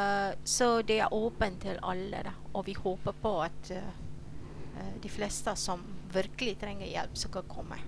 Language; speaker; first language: Norwegian; non-native, fluent; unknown